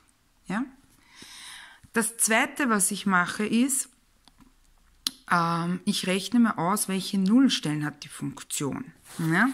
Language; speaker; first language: German; native; German